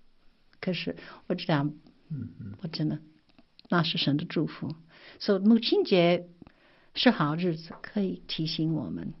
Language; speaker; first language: Chinese; non-native, fluent; English